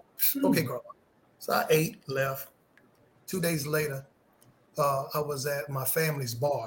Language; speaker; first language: English; native; English